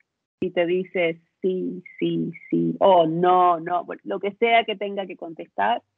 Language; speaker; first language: Spanish; native; Spanish